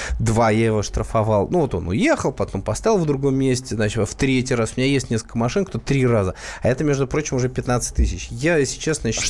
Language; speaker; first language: Russian; native; Russian